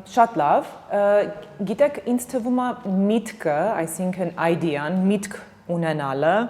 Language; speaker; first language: Armenian; early bilingual, heritage; Armenian